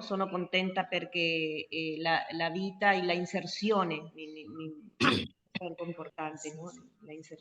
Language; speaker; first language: Italian; non-native, fluent; Spanish